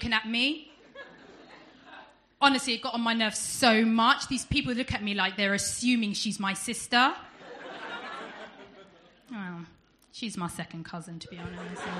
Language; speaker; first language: English; native; English